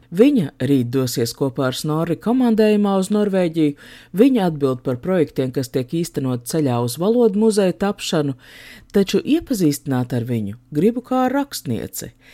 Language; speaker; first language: Latvian; native; Latvian